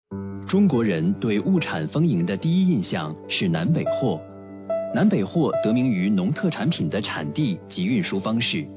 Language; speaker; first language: Chinese; native; Chinese